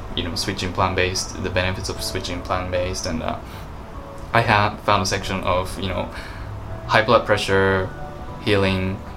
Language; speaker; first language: English; non-native, fluent; Japanese